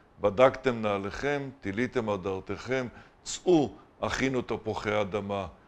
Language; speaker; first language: Hebrew; native; Hebrew